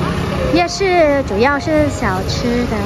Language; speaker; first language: Chinese; non-native, learner; Vietnamese